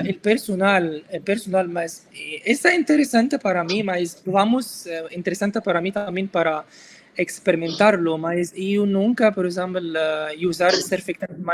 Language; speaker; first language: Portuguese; non-native, learner; Arabic